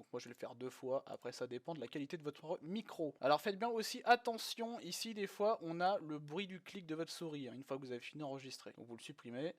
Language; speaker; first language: French; native; French